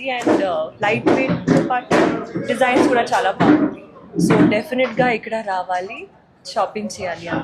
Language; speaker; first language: Telugu; non-native, fluent; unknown